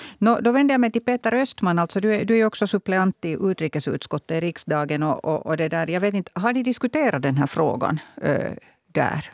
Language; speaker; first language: Swedish; native; Swedish